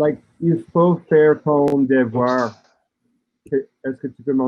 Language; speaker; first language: French; non-native, learner; English